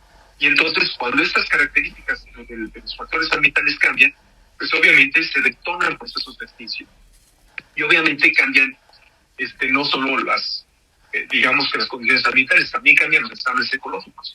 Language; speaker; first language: Spanish; native; Spanish